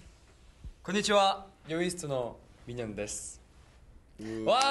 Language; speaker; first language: Japanese; non-native, fluent; Korean